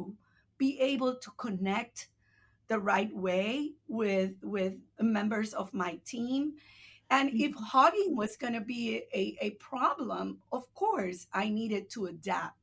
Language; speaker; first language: English; non-native, fluent; Spanish